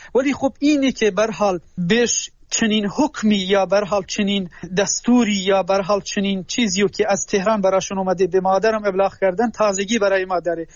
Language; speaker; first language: Persian; non-native, local second language; Kurdish